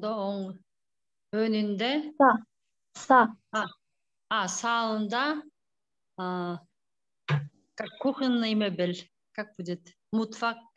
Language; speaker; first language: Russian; non-native, local second language; Kyrgyz